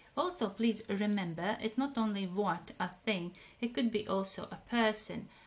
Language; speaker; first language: English; non-native, fluent; Latvian